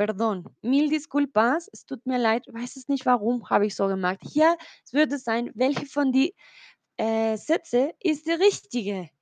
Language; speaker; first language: German; non-native, learner; Spanish